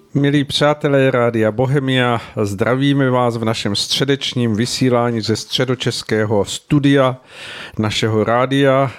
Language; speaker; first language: Czech; native; Czech